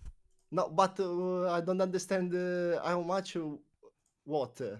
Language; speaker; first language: English; non-native, learner; Italian